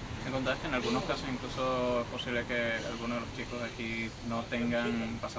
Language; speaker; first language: Spanish; native; Spanish